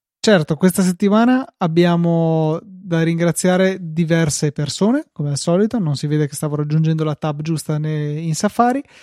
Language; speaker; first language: Italian; native; Italian